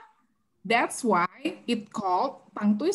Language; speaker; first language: English; non-native, fluent; Indonesian